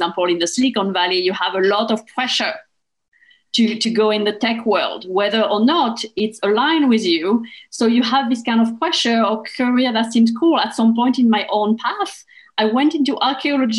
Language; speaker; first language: English; non-native, fluent; French